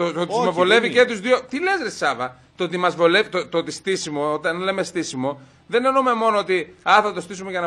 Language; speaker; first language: Greek; native; Greek